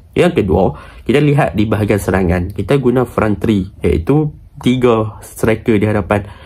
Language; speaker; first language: Malay; native; Malay